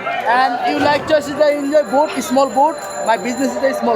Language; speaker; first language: English; non-native, learner; Bangla